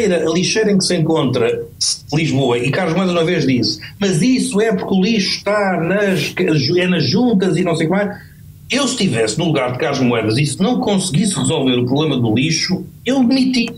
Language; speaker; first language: Portuguese; native; Portuguese